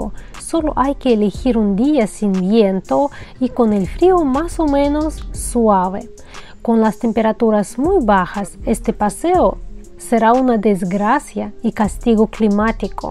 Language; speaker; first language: Spanish; non-native, fluent; Russian